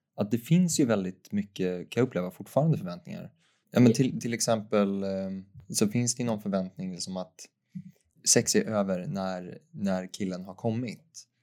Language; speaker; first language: Swedish; native; Swedish